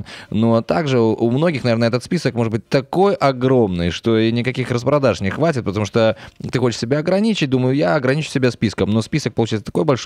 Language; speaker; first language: Russian; native; Russian